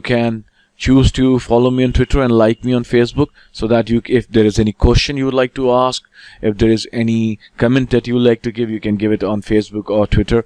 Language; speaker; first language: English; non-native, local second language; Hindi